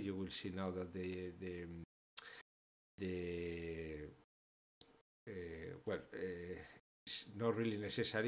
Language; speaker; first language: English; non-native, fluent; Spanish